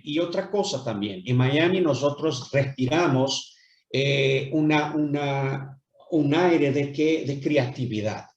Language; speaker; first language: Spanish; non-native, fluent; Portuguese